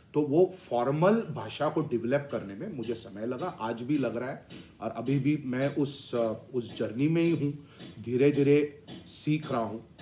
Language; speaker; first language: Hindi; non-native, local second language; Tamil